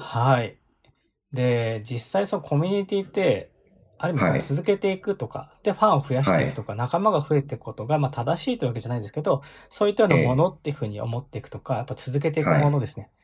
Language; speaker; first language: Japanese; native; Japanese